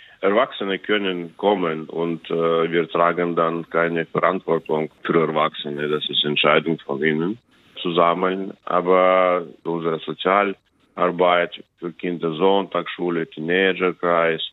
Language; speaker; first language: German; non-native, learner; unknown